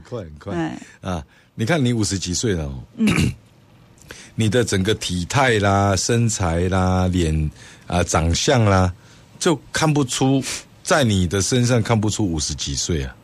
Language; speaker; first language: Chinese; native; Chinese